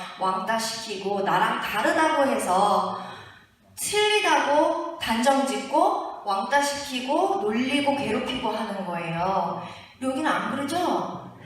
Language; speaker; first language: Korean; early bilingual, heritage; Korean